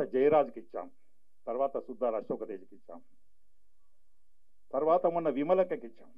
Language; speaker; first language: Telugu; native; Telugu